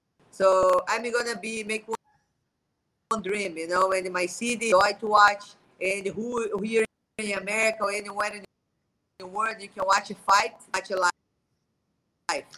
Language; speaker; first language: English; non-native, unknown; Portuguese